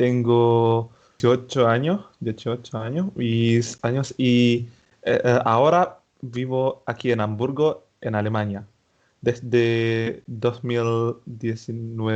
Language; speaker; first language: Spanish; non-native, fluent; Indonesian